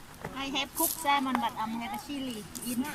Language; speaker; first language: English; non-native, local second language; Filipino